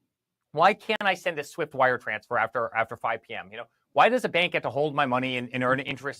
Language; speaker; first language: English; native; English